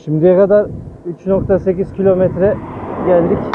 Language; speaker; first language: Turkish; early bilingual, heritage; Turkish